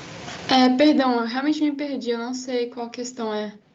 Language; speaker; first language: Portuguese; non-native, learner; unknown